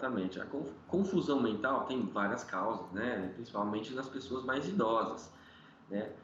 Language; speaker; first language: Portuguese; native; Portuguese